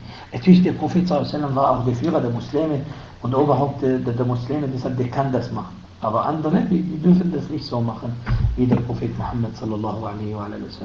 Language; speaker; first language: German; non-native, fluent; Arabic